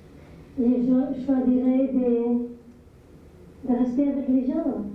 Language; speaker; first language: French; non-native, fluent; Spanish